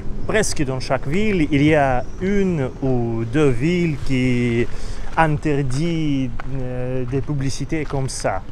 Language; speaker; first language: French; non-native, learner; Russian